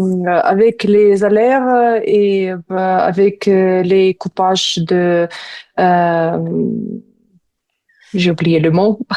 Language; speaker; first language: French; non-native, fluent; Ukrainian